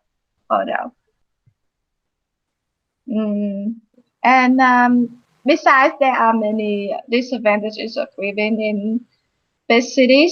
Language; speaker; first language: English; non-native, fluent; Vietnamese